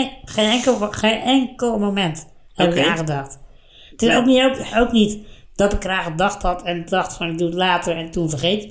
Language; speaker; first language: Dutch; native; Dutch